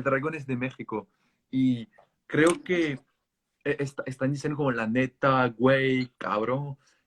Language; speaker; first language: Spanish; non-native, fluent; French